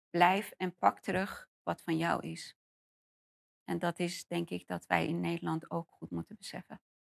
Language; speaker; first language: Dutch; non-native, fluent; Persian